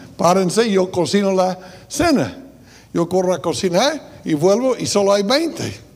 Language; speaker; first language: Spanish; non-native, fluent; English